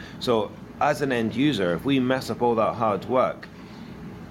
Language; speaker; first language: English; native; English